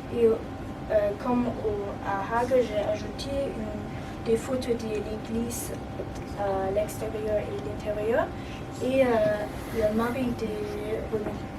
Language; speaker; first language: French; non-native, learner; German